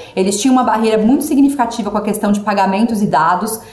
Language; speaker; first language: Portuguese; native; Portuguese